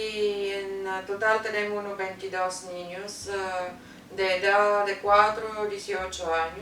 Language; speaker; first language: Spanish; non-native, learner; Bulgarian